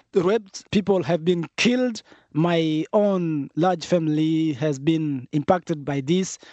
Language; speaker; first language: English; non-native, fluent; French